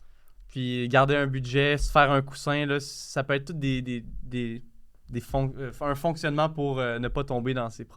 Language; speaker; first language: French; native; French